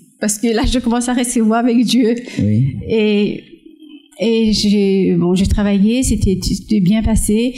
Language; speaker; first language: French; non-native, fluent; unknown